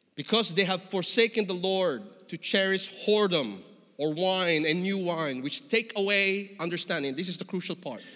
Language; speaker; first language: English; non-native, local second language; Filipino